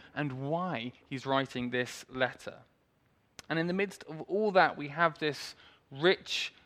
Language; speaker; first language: English; native; English